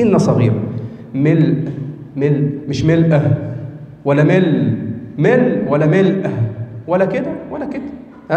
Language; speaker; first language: Arabic; native; Arabic